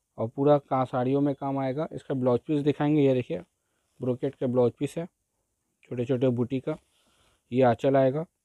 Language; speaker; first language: Hindi; native; Hindi